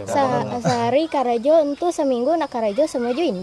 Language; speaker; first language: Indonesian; non-native, local second language; Sundanese